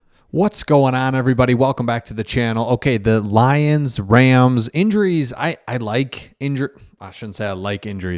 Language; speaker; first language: English; native; English